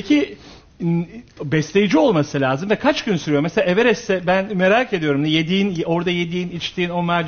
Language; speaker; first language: Turkish; native; Turkish